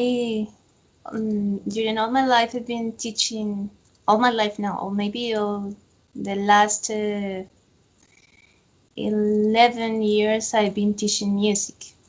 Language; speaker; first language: English; non-native, fluent; Spanish